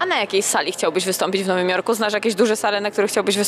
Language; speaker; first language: Polish; native; Polish